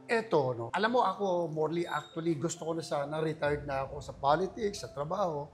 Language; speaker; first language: Filipino; native; Filipino